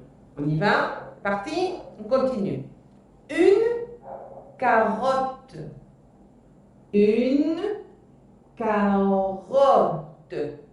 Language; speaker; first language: French; non-native, fluent; Spanish